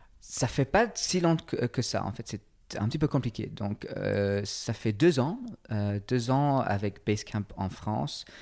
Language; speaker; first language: French; non-native, fluent; English